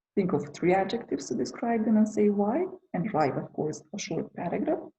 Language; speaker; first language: English; non-native, fluent; Macedonian